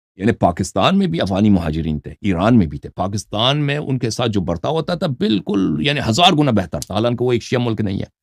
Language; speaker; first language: Urdu; non-native, fluent; Persian